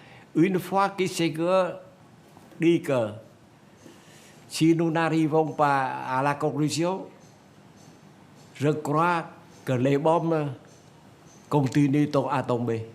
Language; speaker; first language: French; non-native, fluent; Vietnamese